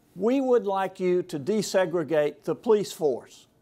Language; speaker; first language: English; native; English